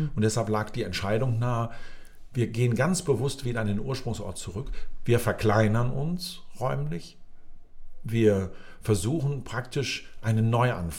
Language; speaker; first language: German; native; German